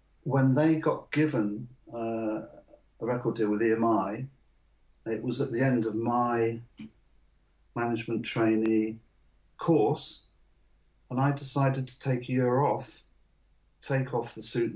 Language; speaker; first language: English; native; English